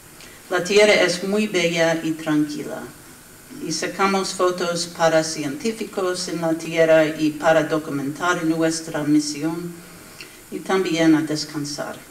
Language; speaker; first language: Spanish; non-native, learner; English